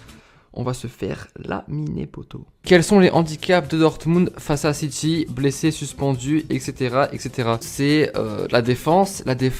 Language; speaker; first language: French; native; French